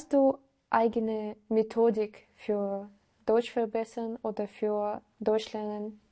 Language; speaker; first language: German; non-native, learner; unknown